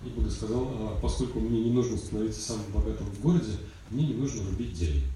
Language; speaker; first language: Russian; native; Russian